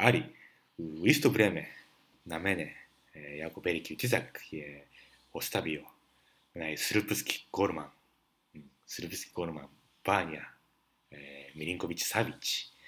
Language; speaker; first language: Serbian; non-native, learner; Japanese